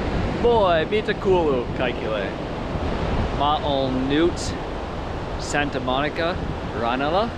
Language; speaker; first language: Finnish; non-native, learner; English